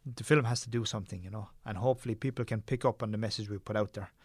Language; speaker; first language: English; native; English